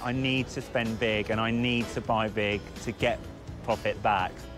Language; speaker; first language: English; native; English